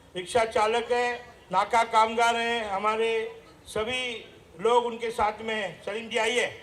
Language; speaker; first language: Hindi; non-native, local second language; Marathi